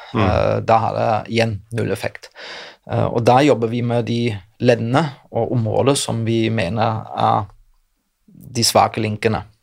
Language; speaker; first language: Norwegian; non-native, fluent; German